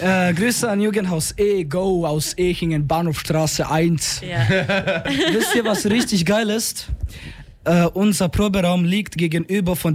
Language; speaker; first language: German; native; German